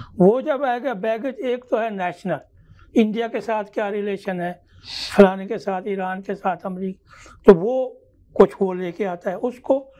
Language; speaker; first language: Urdu; non-native, local second language; Saraiki